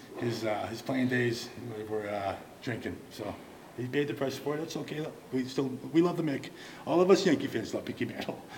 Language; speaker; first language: English; native; English